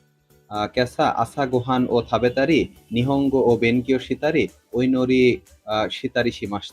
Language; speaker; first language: Japanese; non-native, learner; Bangla